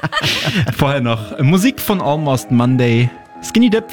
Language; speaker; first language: German; native; German